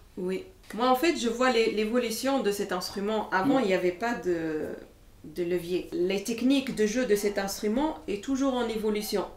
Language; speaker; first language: French; non-native, local second language; Arabic